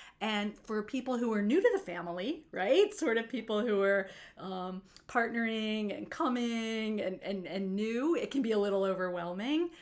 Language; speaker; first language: English; native; English